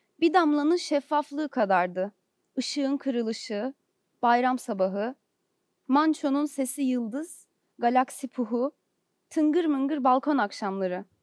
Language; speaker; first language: Turkish; native; Turkish